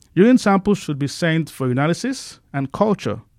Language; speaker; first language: English; non-native, local second language; Igbo